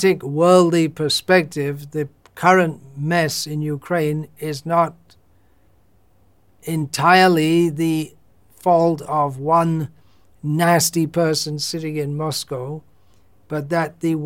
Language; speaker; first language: English; native; English